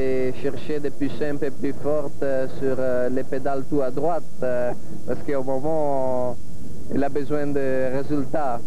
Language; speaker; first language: French; non-native, fluent; Italian